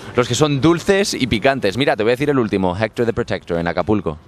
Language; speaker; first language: Spanish; native; Spanish